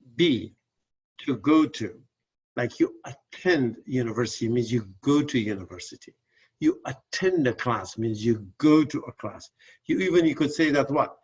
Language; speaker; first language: English; non-native, fluent; Persian